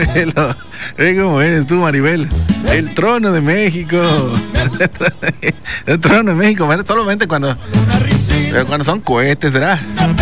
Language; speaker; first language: Spanish; native; Spanish